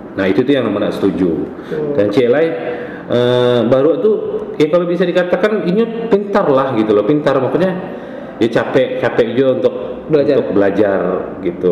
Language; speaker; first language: Indonesian; non-native, local second language; Minangkabau